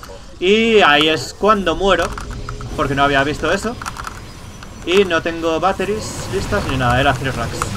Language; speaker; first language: Spanish; native; Spanish